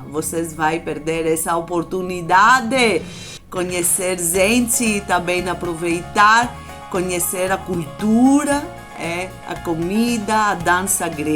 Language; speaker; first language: Portuguese; non-native, fluent; Greek